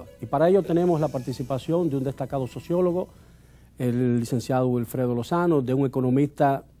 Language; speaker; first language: Spanish; native; Spanish